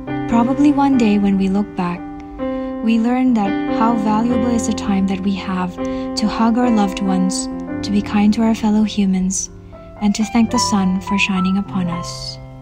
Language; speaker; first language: English; non-native, fluent; Indonesian